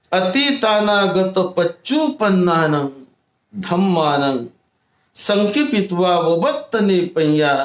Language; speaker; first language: Hindi; non-native, local second language; Marathi